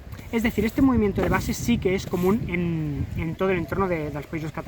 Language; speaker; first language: Spanish; native; Spanish